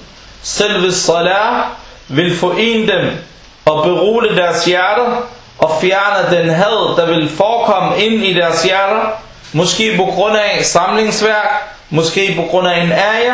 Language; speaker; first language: Danish; non-native, fluent; Arabic